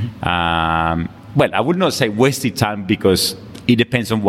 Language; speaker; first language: English; non-native, fluent; Spanish